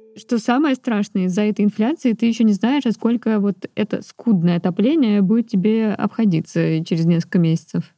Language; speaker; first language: Russian; native; Russian